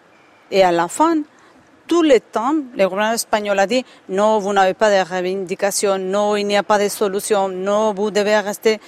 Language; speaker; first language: French; non-native, fluent; Spanish